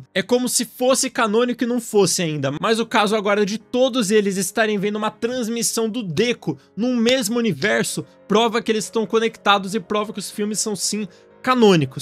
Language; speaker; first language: Portuguese; native; Portuguese